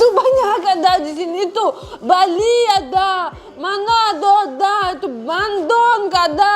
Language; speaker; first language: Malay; non-native, learner; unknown